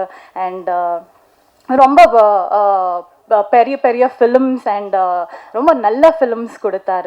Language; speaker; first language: Tamil; non-native, local second language; Kannada